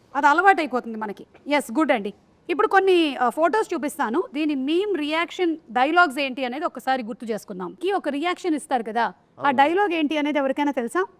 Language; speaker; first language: Telugu; native; Telugu